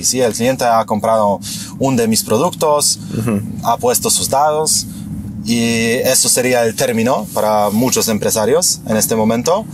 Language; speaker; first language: Spanish; non-native, fluent; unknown